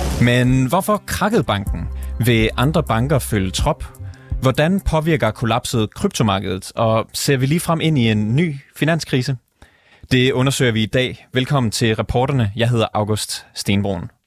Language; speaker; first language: Danish; native; Danish